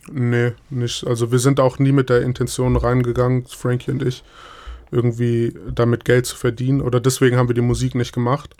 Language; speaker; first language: German; native; German